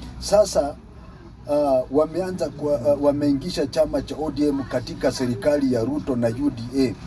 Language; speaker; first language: Swahili; non-native, local second language; Luyia